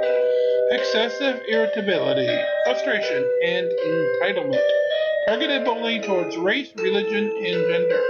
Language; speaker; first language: English; native; English